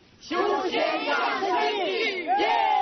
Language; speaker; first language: Chinese; native; Chinese